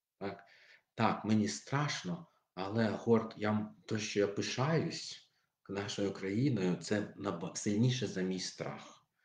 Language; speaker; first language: Ukrainian; non-native, local second language; Russian